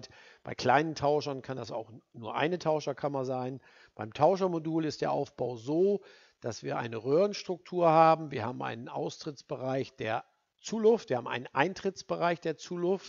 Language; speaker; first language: German; native; German